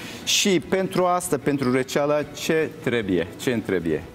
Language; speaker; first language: Romanian; non-native, learner; Turkish